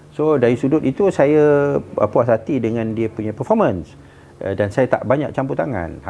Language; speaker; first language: Malay; native; Malay